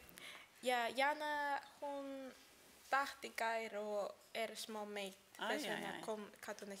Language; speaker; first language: Icelandic; early bilingual, heritage; Icelandic